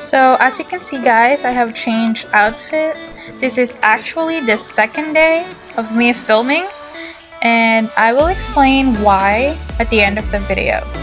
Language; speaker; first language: English; non-native, local second language; Filipino